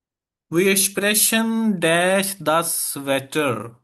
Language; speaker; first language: German; non-native, fluent; Urdu